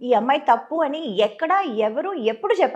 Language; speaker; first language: Telugu; non-native, local second language; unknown